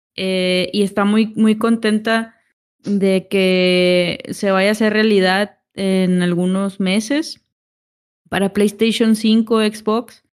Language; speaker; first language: Spanish; native; Spanish